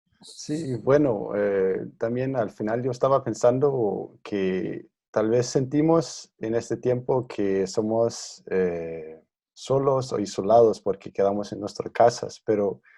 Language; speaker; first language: Spanish; non-native, fluent; Danish